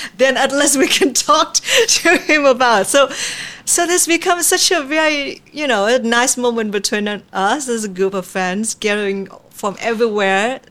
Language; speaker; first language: English; non-native, fluent; Vietnamese